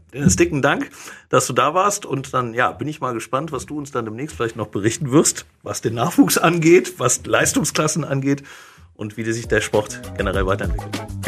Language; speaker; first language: German; native; German